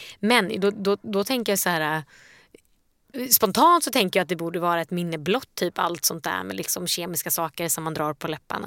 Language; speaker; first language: Swedish; native; Swedish